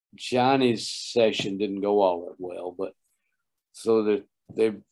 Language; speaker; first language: English; native; English